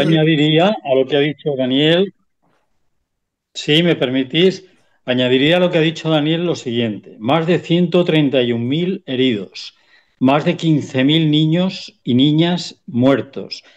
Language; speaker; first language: Spanish; native; Spanish